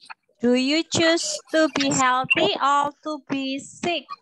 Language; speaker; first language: English; non-native, fluent; Indonesian